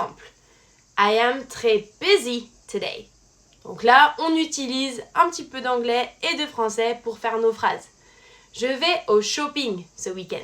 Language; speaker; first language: French; native; French